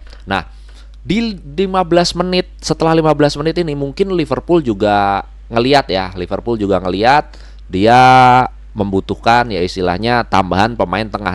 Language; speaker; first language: Indonesian; native; Indonesian